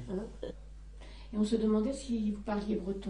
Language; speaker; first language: French; native; French